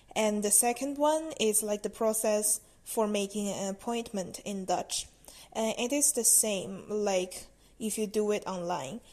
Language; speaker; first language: English; non-native, fluent; Chinese